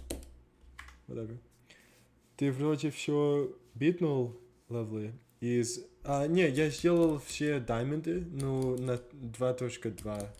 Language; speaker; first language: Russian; non-native, learner; English